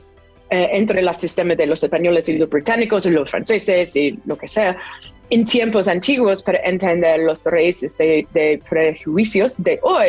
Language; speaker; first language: Spanish; non-native, fluent; English